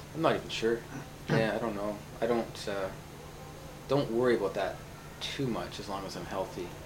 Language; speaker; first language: English; native; English